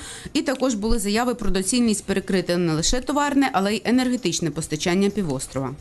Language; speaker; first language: Ukrainian; native; Ukrainian